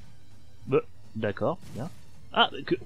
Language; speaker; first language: French; native; French